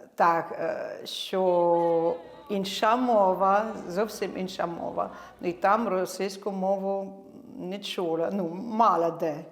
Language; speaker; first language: Ukrainian; non-native, fluent; French